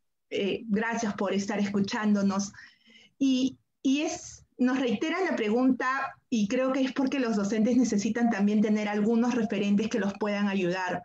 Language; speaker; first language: Spanish; native; Spanish